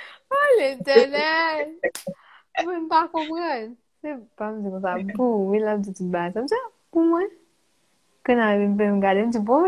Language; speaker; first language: French; non-native, local second language; Haitian Creole